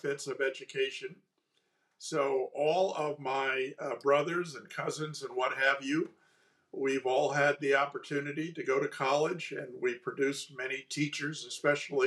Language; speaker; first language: English; native; English